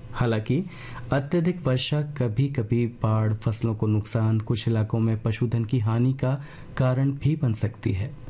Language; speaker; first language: Hindi; native; Hindi